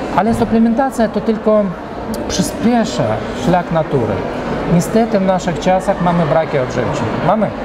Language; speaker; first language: Polish; early bilingual, heritage; Russian